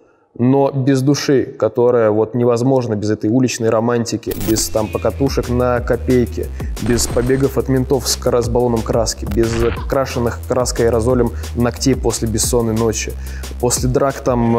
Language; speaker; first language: Russian; native; Russian